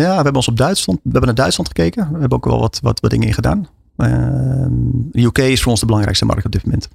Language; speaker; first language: Dutch; native; Dutch